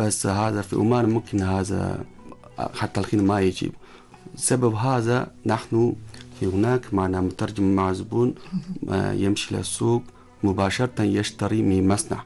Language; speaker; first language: Arabic; non-native, learner; Chinese